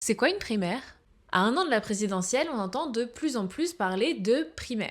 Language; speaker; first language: French; native; French